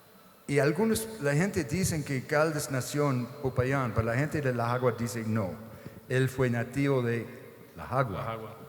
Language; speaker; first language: Spanish; non-native, fluent; English